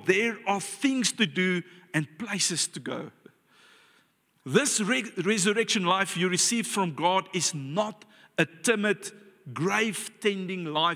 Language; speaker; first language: English; non-native, local second language; Afrikaans